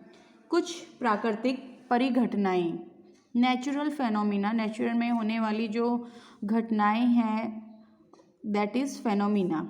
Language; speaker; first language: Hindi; native; Hindi